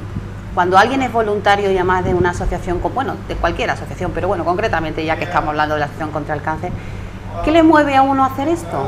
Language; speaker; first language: Spanish; native; Spanish